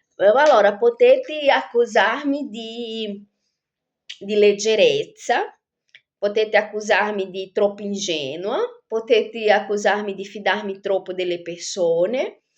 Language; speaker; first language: Italian; non-native, fluent; Portuguese